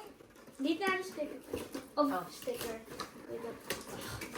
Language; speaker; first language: Dutch; early bilingual, other home language; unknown